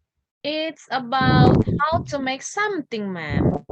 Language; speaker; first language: English; non-native, learner; Indonesian